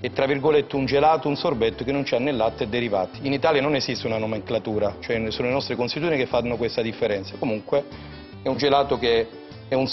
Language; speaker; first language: Italian; native; Italian